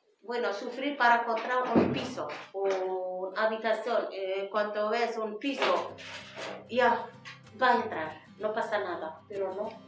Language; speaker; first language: Spanish; non-native, learner; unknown